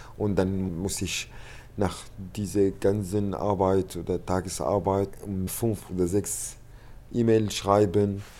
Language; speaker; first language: German; non-native, learner; Arabic